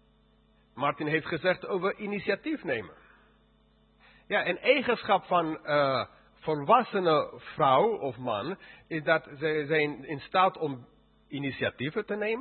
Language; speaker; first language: Dutch; non-native, fluent; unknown